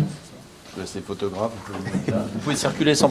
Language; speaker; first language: French; native; French